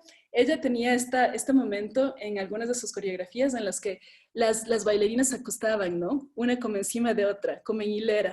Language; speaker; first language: Spanish; native; Spanish